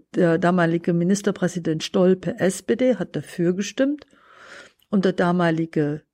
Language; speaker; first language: German; native; German